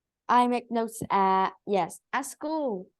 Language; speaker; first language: English; non-native, learner; Vietnamese